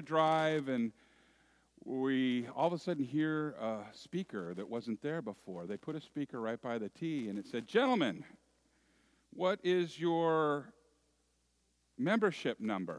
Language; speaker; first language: English; native; English